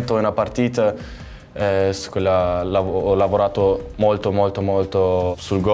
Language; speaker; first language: Italian; non-native, fluent; German